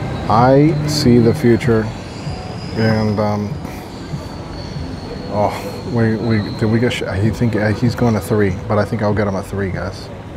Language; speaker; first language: English; early bilingual, other home language; Spanish